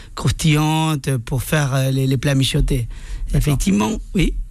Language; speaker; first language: French; non-native, fluent; Spanish